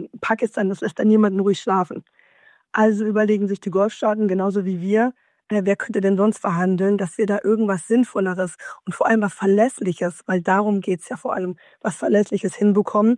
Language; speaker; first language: German; native; German